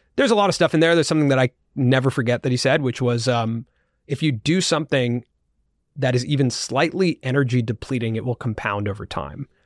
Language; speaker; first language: English; early bilingual, other home language; Hindi